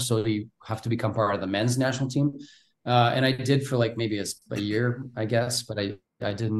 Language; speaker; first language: English; non-native, fluent; Bulgarian